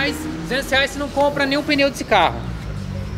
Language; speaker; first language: Portuguese; native; Portuguese